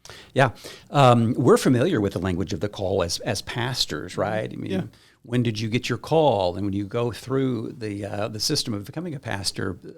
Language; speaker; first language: English; native; English